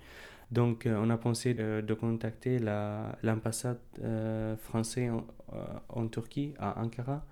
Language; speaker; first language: French; non-native, fluent; Arabic